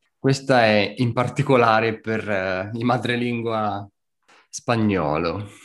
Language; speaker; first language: Italian; native; Italian